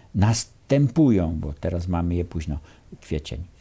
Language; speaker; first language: Polish; native; Polish